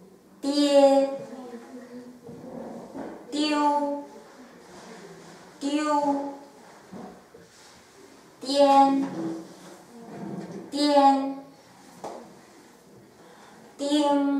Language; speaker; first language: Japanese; non-native, fluent; Chinese